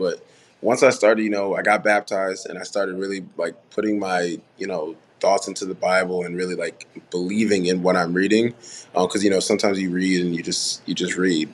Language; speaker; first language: English; native; English